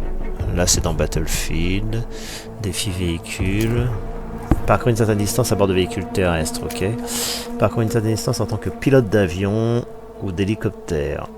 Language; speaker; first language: French; native; French